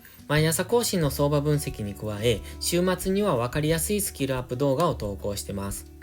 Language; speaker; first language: Japanese; native; Japanese